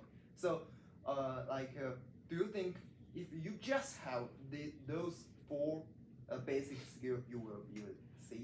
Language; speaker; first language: English; non-native, learner; Chinese